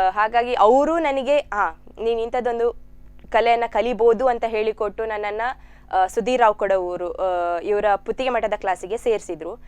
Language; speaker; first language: Kannada; non-native, local second language; Tulu